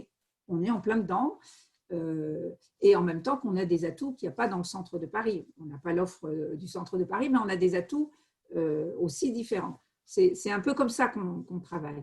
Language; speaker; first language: French; native; French